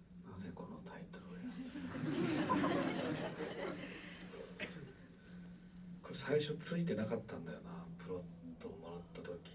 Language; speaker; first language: Japanese; native; Japanese